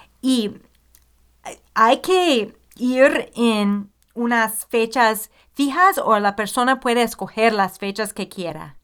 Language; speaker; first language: Spanish; non-native, fluent; English